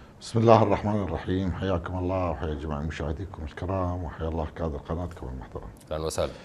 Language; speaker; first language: Arabic; native; Arabic